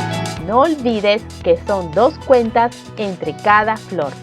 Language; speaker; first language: Spanish; native; Spanish